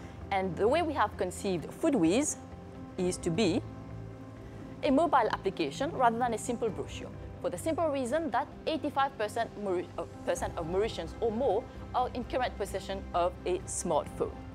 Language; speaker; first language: English; non-native, local second language; Morisyen